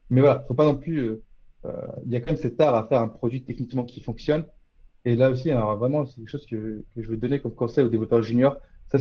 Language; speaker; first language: French; native; French